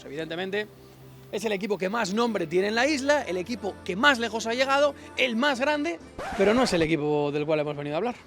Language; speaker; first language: Spanish; native; Spanish